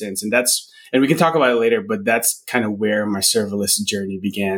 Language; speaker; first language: English; non-native, local second language; Filipino